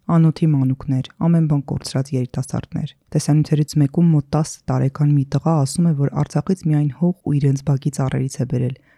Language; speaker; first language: Armenian; native; Armenian